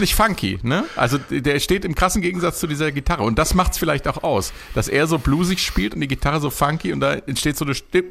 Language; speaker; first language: German; native; German